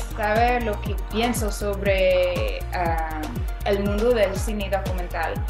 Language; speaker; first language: Spanish; non-native, fluent; English